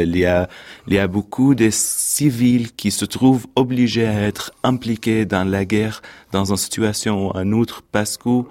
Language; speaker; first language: French; non-native, fluent; Arabic